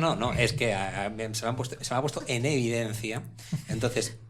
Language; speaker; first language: Spanish; native; Spanish